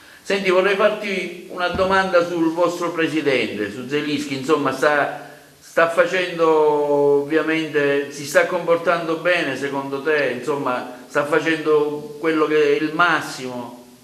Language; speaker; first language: Italian; native; Italian